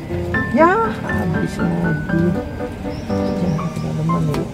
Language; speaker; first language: Malay; native; Malay